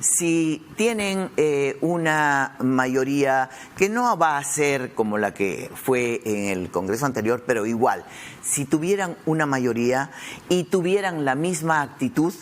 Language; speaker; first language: Spanish; native; Spanish